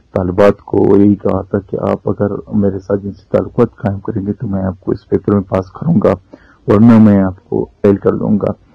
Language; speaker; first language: Urdu; non-native, local second language; Baluchi